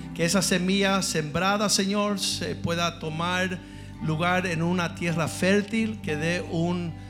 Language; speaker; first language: Spanish; native; Spanish